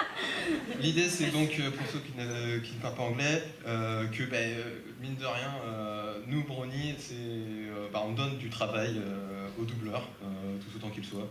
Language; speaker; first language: French; native; French